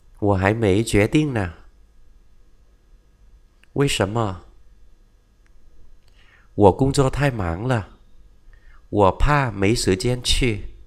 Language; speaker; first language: Chinese; non-native, fluent; Vietnamese